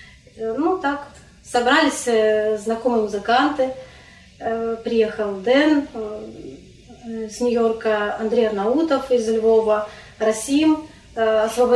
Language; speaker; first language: Russian; non-native, local second language; Crimean Tatar